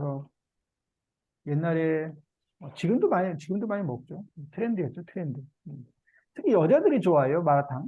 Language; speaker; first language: Korean; native; Korean